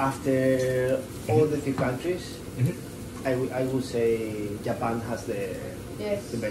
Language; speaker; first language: English; non-native, learner; Spanish